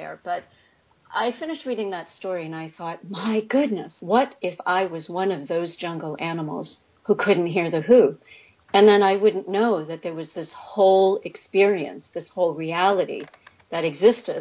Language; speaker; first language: English; native; English